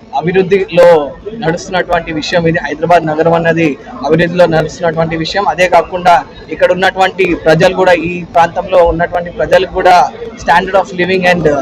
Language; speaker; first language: Telugu; native; Telugu